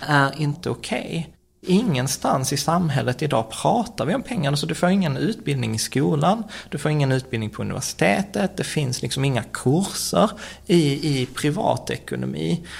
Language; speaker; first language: Swedish; early bilingual, other home language; Czech